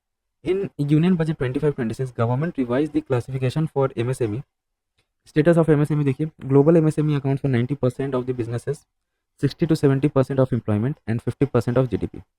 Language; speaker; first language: English; non-native, local second language; Hindi